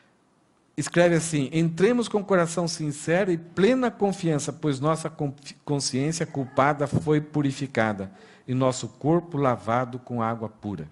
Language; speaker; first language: Portuguese; native; Portuguese